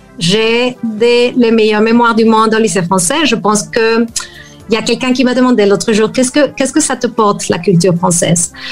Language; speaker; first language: French; non-native, fluent; Spanish